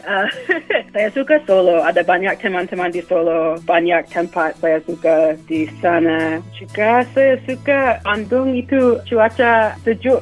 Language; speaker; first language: Indonesian; non-native, fluent; English